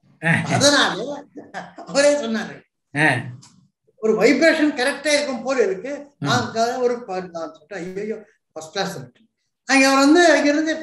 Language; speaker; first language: Tamil; non-native, local second language; Telugu